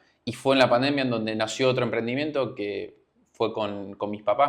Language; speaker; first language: Spanish; native; Spanish